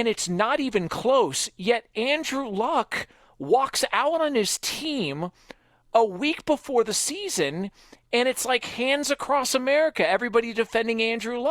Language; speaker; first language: English; native; English